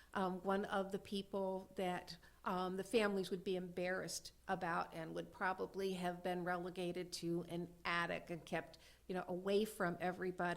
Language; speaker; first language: English; native; English